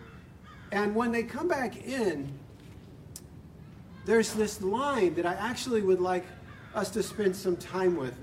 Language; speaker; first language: English; native; English